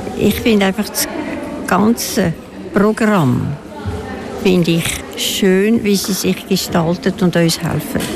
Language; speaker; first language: German; native; German